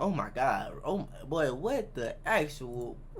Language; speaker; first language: English; native; English